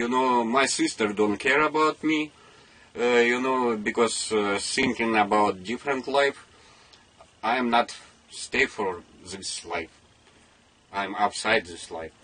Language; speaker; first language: English; non-native, learner; Russian